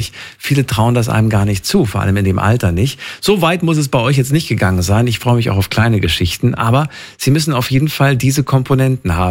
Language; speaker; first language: German; native; German